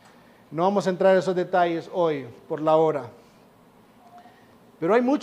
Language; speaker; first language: Spanish; native; Spanish